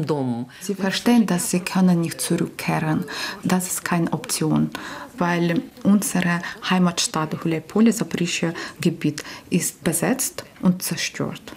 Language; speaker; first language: German; non-native, learner; Ukrainian